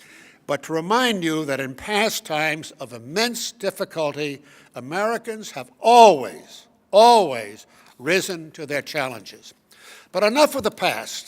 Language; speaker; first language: English; native; English